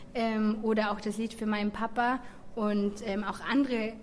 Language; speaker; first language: German; native; German